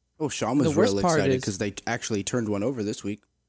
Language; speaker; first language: English; native; English